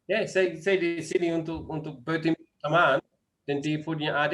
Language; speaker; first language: Indonesian; non-native, learner; English